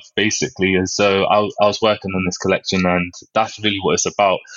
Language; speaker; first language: English; native; English